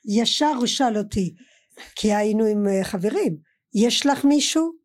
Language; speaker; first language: Hebrew; non-native, fluent; French